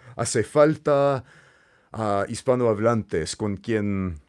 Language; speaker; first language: Spanish; non-native, fluent; English